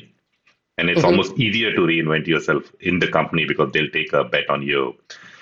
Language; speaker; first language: English; non-native, local second language; Hindi